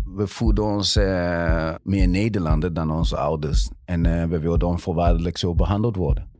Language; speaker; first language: Dutch; early bilingual, other home language; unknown